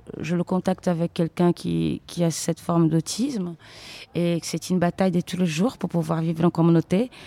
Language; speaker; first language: French; non-native, fluent; Portuguese